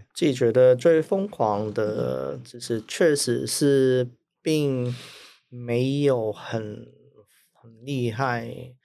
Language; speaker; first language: Chinese; non-native, local second language; Cantonese